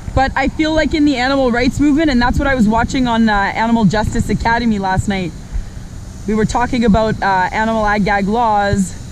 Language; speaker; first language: English; non-native, fluent; French